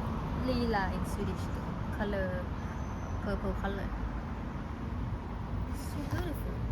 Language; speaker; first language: English; non-native, learner; Thai